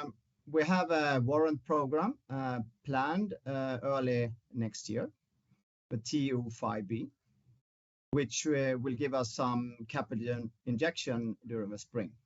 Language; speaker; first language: English; non-native, fluent; Swedish